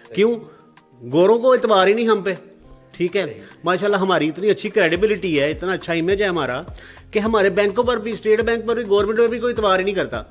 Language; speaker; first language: Urdu; non-native, local second language; Punjabi